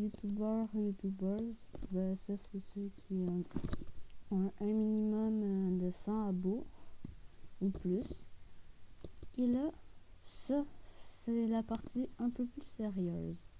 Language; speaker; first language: French; native; French